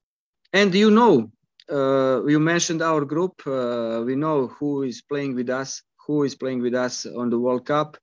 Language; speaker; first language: English; non-native, fluent; Croatian